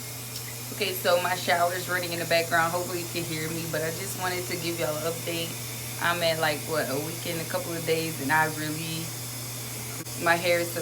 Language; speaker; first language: English; native; English